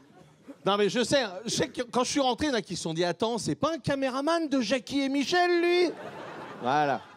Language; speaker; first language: French; native; French